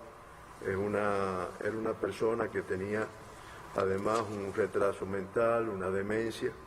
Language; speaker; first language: Spanish; native; Spanish